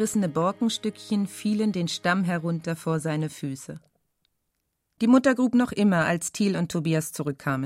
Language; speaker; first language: German; native; German